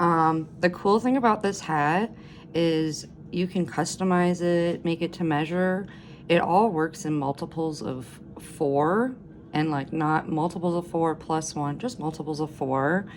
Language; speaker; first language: English; native; English